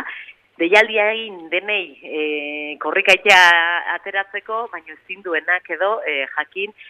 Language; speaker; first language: Basque; native; Basque